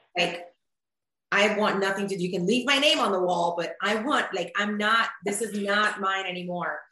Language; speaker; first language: English; early bilingual, other home language; Spanish